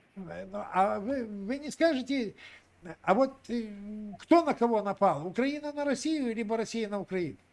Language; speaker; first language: Russian; non-native, local second language; Ukrainian